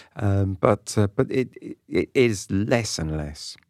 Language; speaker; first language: English; non-native, local second language; French